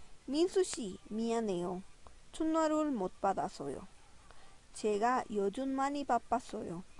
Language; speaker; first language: Korean; non-native, fluent; Spanish